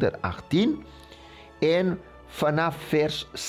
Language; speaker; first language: Dutch; non-native, local second language; Portuguese